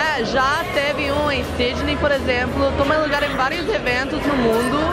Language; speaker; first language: Portuguese; non-native, fluent; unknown